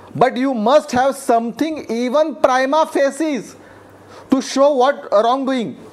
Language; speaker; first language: English; non-native, local second language; Marathi